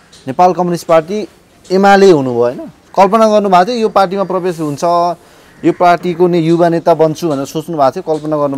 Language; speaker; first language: Nepali; native; Nepali